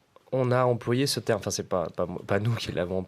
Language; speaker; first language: French; native; French